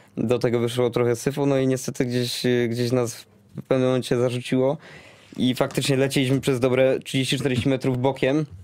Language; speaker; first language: Polish; native; Polish